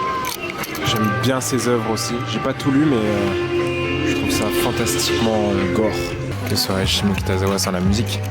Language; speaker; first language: French; native; French